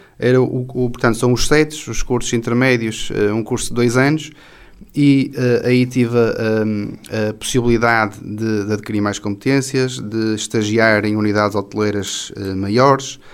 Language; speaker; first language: Portuguese; native; Portuguese